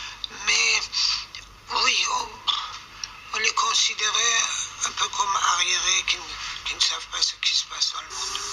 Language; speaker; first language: French; non-native, fluent; Persian